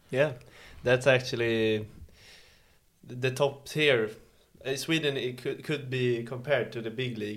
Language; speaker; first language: English; non-native, fluent; Swedish